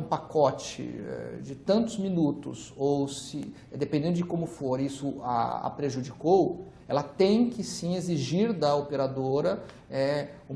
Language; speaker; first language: Portuguese; native; Portuguese